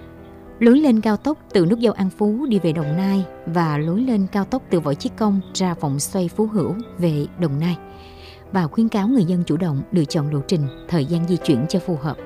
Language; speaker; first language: Vietnamese; native; Vietnamese